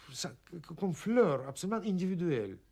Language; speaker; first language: French; non-native, learner; Russian